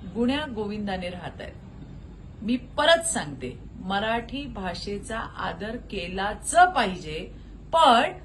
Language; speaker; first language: Marathi; native; Marathi